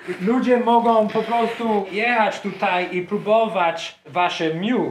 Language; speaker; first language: Polish; non-native, learner; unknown